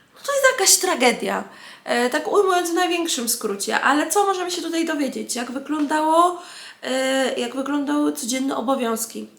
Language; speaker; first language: Polish; native; Polish